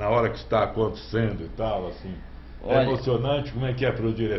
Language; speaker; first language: Portuguese; native; Portuguese